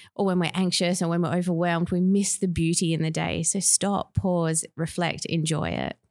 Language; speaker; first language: English; native; English